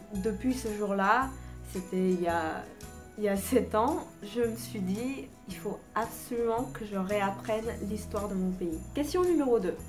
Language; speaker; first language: French; non-native, fluent; Vietnamese